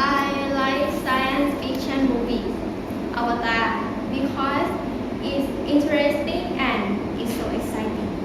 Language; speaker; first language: English; non-native, learner; Thai